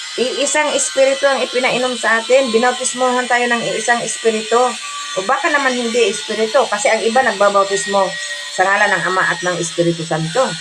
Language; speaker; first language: Filipino; non-native, local second language; Cebuano